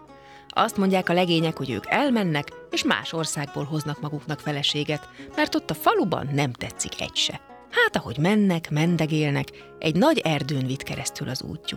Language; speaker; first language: Hungarian; native; Hungarian